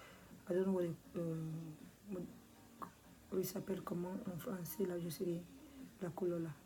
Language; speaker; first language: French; non-native, learner; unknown